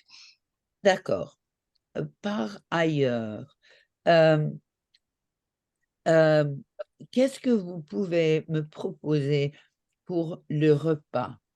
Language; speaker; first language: French; non-native, learner; English